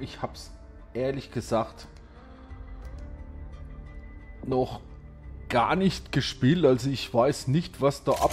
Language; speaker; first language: German; native; German